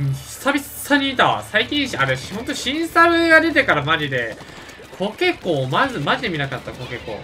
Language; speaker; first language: Japanese; native; Japanese